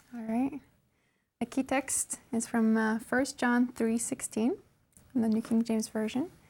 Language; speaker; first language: English; non-native, fluent; Norwegian